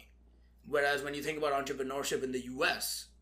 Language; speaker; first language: English; non-native, local second language; Hindi